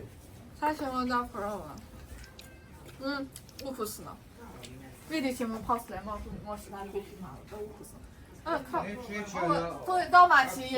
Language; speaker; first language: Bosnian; non-native, learner; Chinese